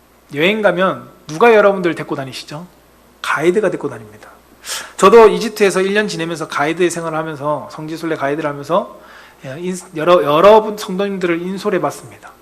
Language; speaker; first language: Korean; native; Korean